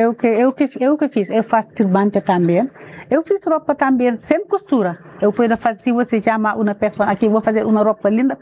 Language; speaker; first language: Portuguese; non-native, learner; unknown